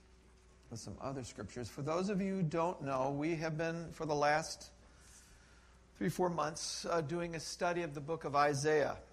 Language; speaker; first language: English; native; English